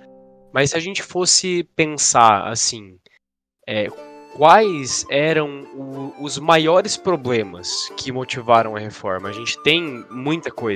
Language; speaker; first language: Portuguese; native; Portuguese